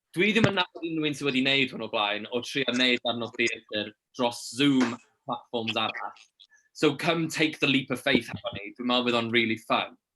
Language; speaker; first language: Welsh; native; Welsh